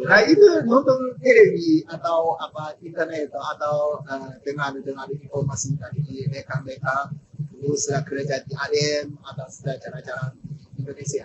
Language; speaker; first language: Indonesian; non-native, learner; Japanese